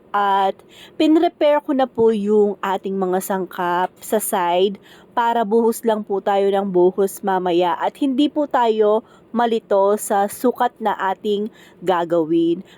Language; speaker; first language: Filipino; non-native, local second language; Pampanga